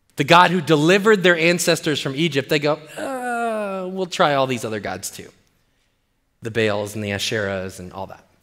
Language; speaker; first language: English; native; English